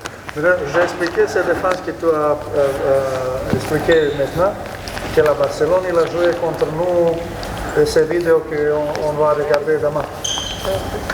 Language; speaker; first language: French; non-native, learner; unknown